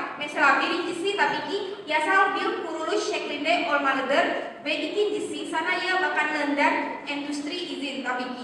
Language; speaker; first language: Turkish; non-native, learner; Indonesian